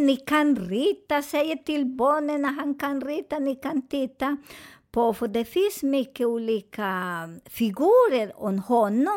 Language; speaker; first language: Swedish; non-native, fluent; Spanish